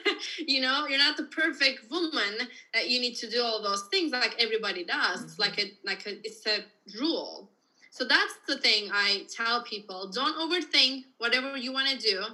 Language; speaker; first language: English; non-native, fluent; Turkish